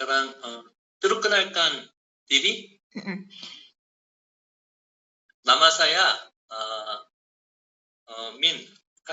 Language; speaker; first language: Indonesian; non-native, learner; Korean